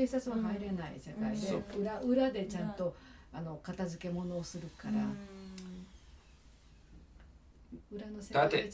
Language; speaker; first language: Japanese; native; Japanese